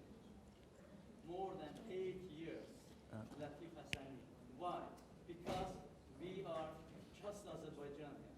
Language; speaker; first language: English; non-native, learner; Azerbaijani